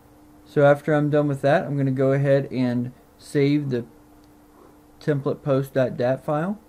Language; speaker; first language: English; native; English